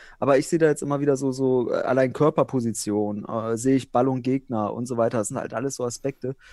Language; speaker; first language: German; early bilingual, other home language; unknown